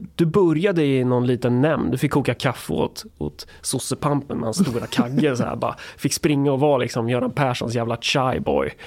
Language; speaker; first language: Swedish; native; Swedish